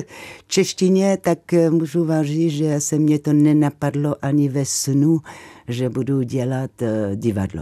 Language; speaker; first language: Czech; non-native, fluent; French